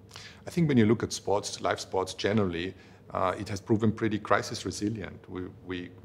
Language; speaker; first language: English; non-native, fluent; German